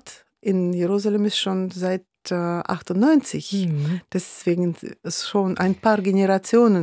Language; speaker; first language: German; non-native, fluent; Russian